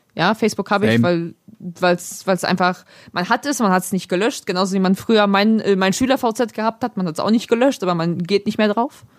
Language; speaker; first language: German; early bilingual, other home language; Polish